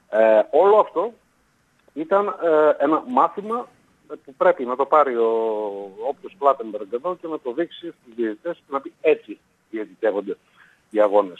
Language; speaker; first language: Greek; native; Greek